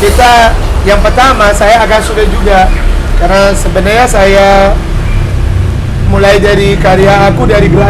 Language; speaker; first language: Indonesian; non-native, fluent; English